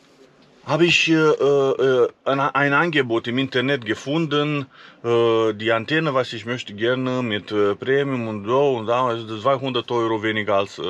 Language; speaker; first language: German; non-native, fluent; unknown